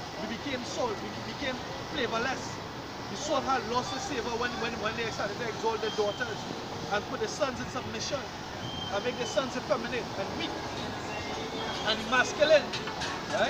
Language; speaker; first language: English; native; English